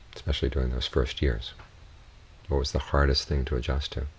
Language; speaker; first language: English; native; English